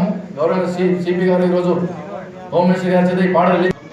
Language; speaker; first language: Telugu; native; Telugu